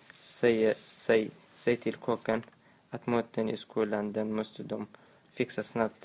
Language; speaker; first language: Swedish; non-native, learner; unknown